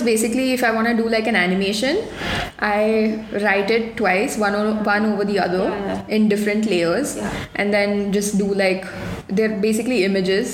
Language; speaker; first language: English; non-native, local second language; Hindi